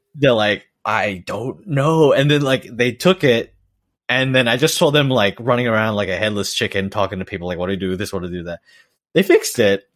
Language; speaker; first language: English; native; English